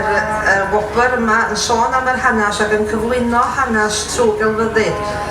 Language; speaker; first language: Welsh; native; Welsh